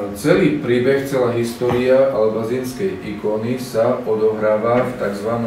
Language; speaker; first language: Slovak; native; Slovak